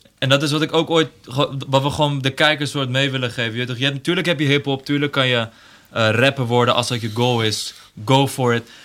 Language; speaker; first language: Dutch; early bilingual, other home language; Persian